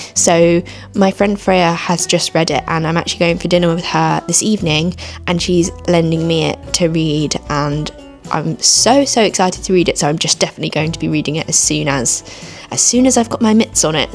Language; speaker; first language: English; native; English